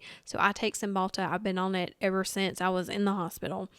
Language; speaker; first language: English; native; English